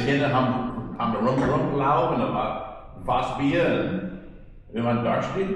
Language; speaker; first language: German; early bilingual, heritage; German